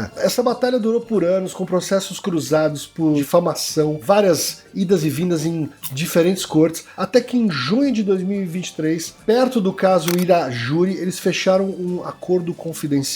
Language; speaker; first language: Portuguese; native; Portuguese